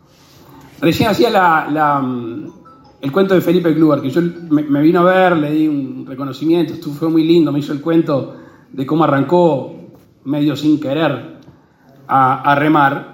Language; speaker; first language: Spanish; native; Spanish